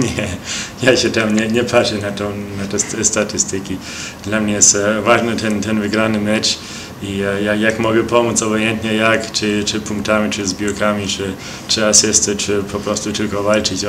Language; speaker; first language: Polish; early bilingual, heritage; Polish